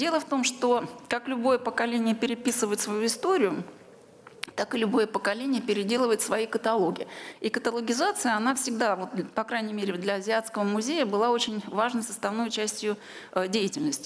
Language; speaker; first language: Russian; native; Russian